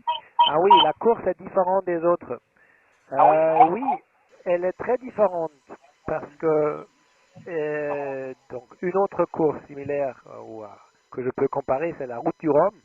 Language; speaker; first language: French; non-native, fluent; German